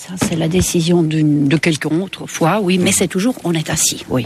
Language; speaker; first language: French; non-native, fluent; Estonian